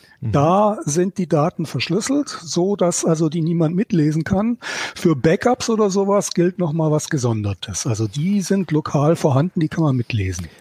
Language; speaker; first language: German; native; German